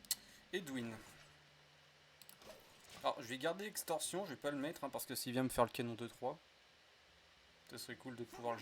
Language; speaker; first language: French; native; French